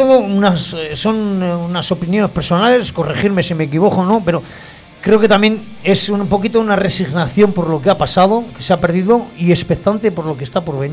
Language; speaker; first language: Spanish; native; Spanish